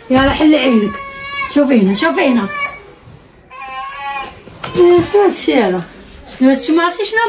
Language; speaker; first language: Arabic; native; Arabic